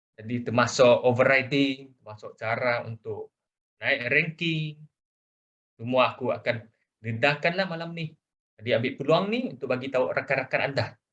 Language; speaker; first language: Malay; non-native, local second language; Chinese